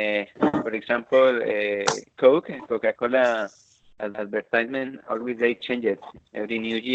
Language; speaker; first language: English; non-native, fluent; Spanish